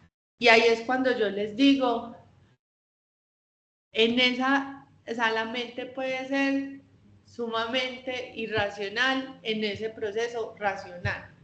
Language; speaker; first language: Spanish; native; Spanish